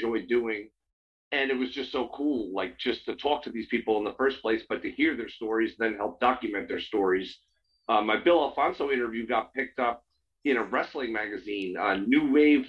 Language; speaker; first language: English; native; English